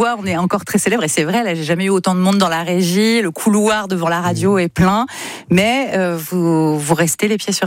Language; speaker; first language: French; native; French